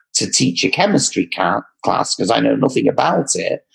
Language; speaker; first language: English; native; English